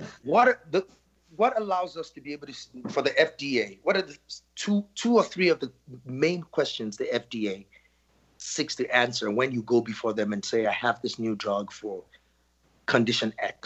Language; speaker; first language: English; non-native, local second language; Yoruba